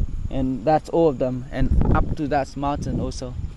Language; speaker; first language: English; non-native, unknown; Vietnamese